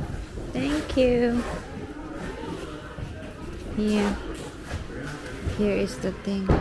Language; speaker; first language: English; non-native, learner; Filipino